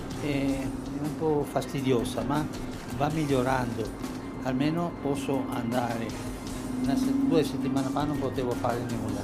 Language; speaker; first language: Italian; non-native, fluent; Spanish